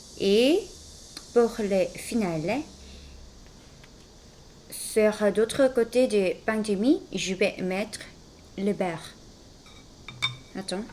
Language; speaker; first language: French; non-native, fluent; Korean